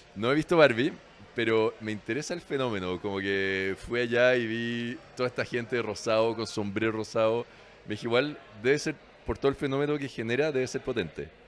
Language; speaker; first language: Spanish; non-native, fluent; French